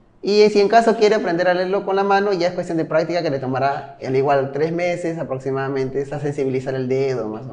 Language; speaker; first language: Spanish; native; Spanish